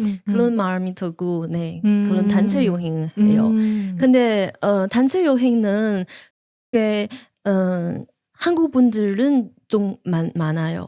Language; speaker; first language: Korean; non-native, learner; Chinese